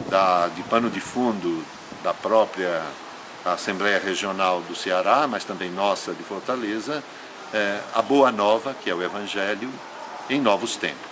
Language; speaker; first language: Portuguese; native; Portuguese